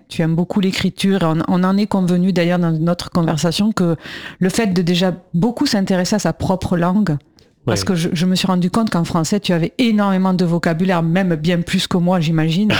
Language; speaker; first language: French; native; French